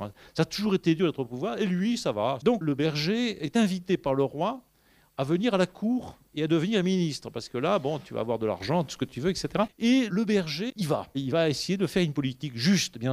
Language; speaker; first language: French; native; French